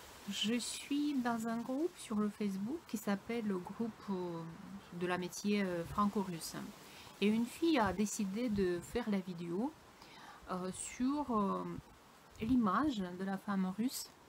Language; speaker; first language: French; non-native, fluent; Russian